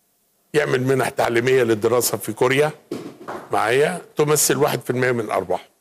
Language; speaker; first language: Arabic; native; Arabic